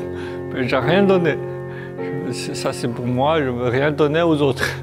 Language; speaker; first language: French; non-native, learner; Chinese